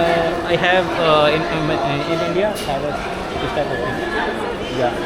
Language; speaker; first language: English; non-native, learner; Hindi